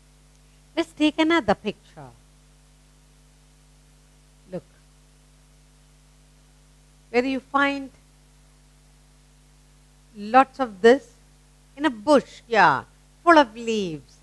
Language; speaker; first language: English; non-native, local second language; Tamil